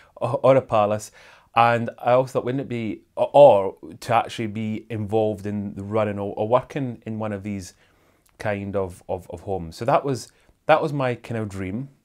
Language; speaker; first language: English; native; English